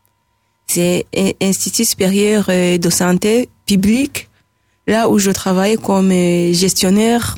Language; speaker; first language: French; non-native, local second language; Rundi